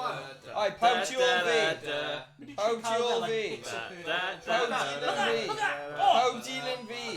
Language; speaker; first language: Welsh; native; Welsh